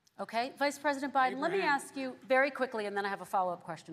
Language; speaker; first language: English; native; English